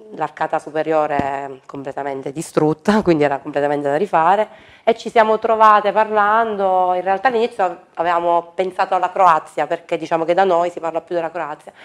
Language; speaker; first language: Italian; native; Italian